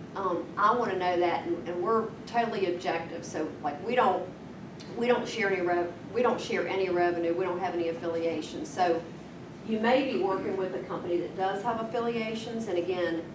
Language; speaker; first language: English; native; English